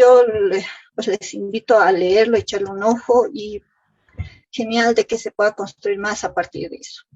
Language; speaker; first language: Spanish; native; Spanish